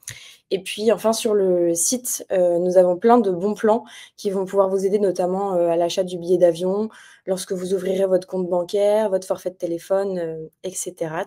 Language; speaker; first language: French; native; French